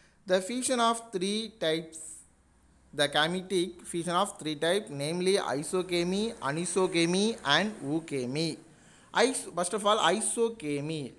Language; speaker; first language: English; non-native, local second language; Tamil